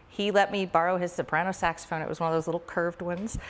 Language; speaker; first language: English; native; English